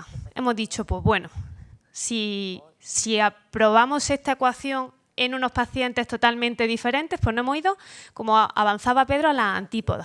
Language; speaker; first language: Spanish; native; Spanish